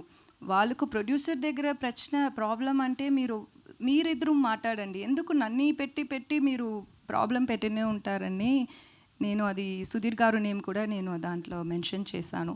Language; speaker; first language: Telugu; non-native, local second language; Tamil